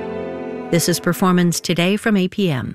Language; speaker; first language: English; native; English